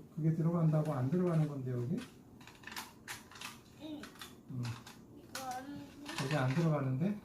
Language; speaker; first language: Korean; native; Korean